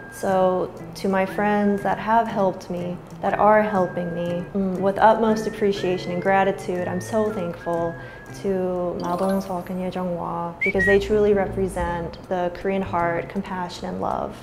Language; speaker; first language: English; native; English